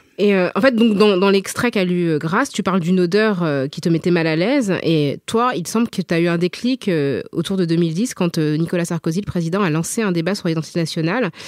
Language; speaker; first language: French; native; French